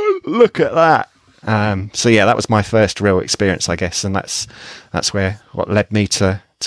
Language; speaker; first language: English; native; English